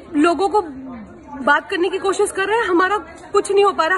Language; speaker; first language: Hindi; native; Hindi